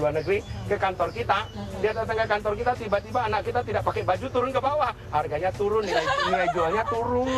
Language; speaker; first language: Indonesian; native; Indonesian